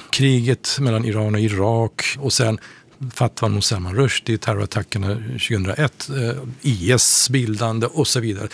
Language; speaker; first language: Swedish; non-native, fluent; Persian